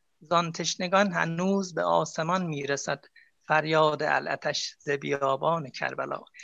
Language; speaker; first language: Persian; non-native, local second language; Azerbaijani